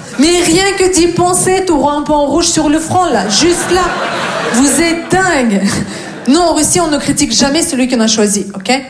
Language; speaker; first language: French; non-native, fluent; Russian